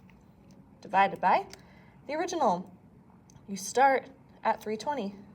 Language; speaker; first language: English; native; English